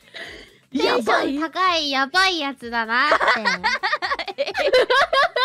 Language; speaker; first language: Japanese; native; Japanese